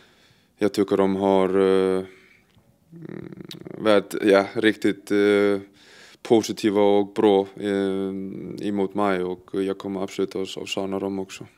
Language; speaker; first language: Swedish; non-native, fluent; Icelandic